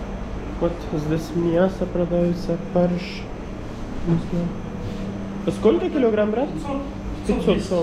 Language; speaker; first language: Russian; non-native, learner; Urdu